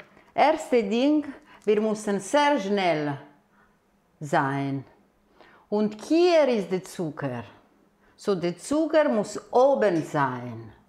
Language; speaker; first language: German; non-native, fluent; Italian